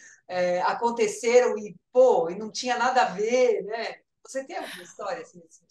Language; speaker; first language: Portuguese; native; Portuguese